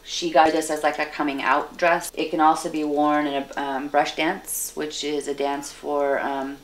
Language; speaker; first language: English; native; English